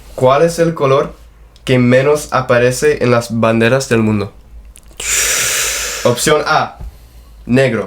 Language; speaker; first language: Spanish; non-native, fluent; English